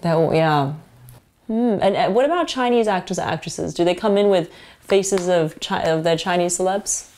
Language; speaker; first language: English; early bilingual, other home language; Chinese